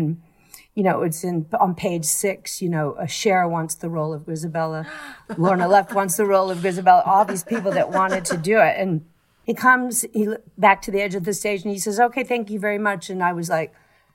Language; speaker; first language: English; native; English